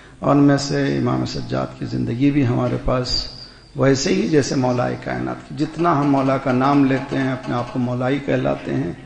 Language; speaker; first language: Urdu; native; Urdu